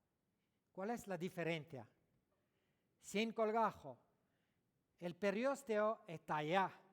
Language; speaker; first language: Spanish; non-native, learner; French